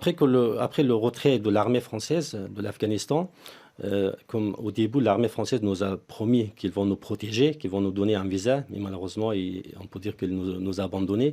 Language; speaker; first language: French; non-native, fluent; Persian